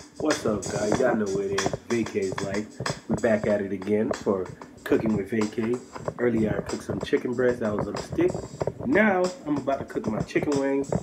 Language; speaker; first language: English; native; English